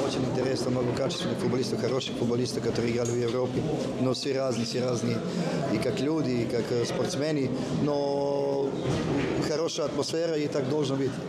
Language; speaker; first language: Russian; non-native, learner; Serbian